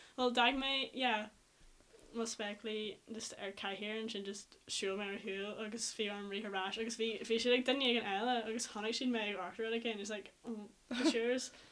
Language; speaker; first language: Irish; non-native, local second language; English